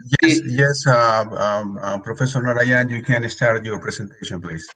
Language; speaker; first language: English; non-native, fluent; Spanish